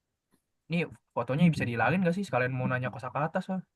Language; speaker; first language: Indonesian; native; Indonesian